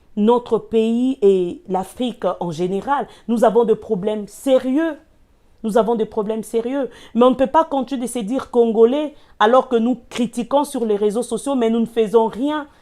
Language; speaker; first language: French; non-native, local second language; Lingala